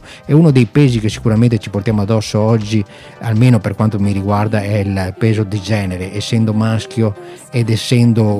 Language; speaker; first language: Italian; native; Italian